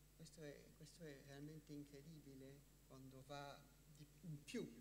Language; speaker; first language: Italian; non-native, fluent; French